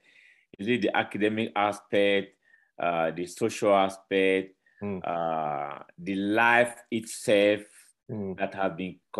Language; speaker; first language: English; non-native, local second language; Bini